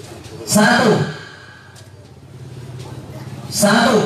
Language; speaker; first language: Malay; non-native, local second language; Javanese